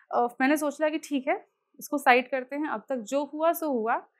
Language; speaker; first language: Hindi; native; Hindi